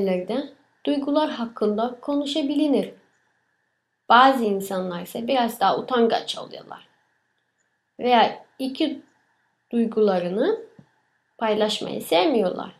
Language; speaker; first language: Turkish; early bilingual, other home language; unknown